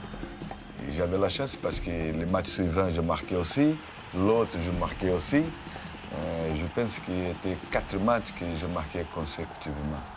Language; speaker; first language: French; non-native, fluent; Portuguese